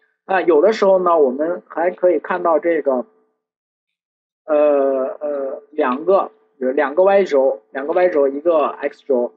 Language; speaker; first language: Chinese; native; Chinese